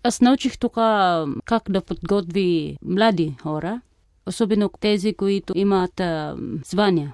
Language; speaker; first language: Bulgarian; non-native, fluent; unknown